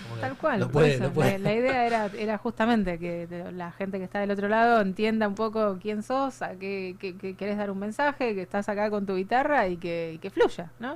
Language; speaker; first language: Spanish; native; Spanish